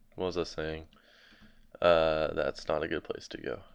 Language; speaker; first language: English; native; English